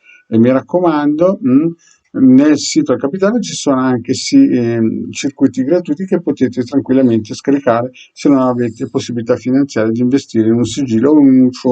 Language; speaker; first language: Italian; native; Italian